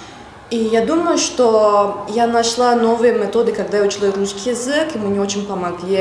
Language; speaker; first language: Russian; non-native, fluent; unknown